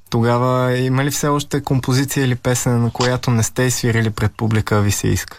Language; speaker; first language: Bulgarian; native; Bulgarian